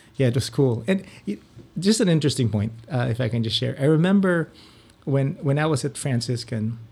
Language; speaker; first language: English; non-native, local second language; Filipino